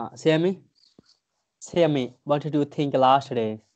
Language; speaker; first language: English; non-native, fluent; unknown